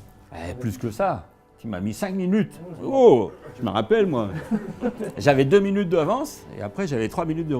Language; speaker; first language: French; native; French